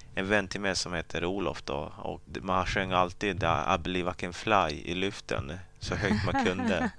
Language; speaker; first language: Swedish; early bilingual, other home language; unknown